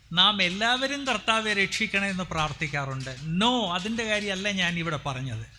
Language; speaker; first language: Malayalam; non-native, local second language; Hindi